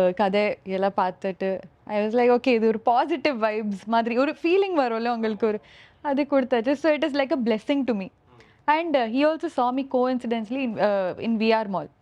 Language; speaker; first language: Tamil; early bilingual, heritage; Tamil